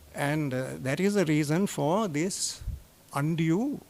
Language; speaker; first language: English; non-native, local second language; Sinhala